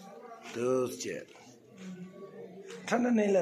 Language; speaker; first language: Hindi; non-native, learner; Tibetan